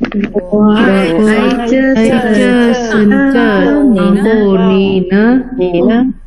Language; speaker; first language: Chinese; non-native, learner; Indonesian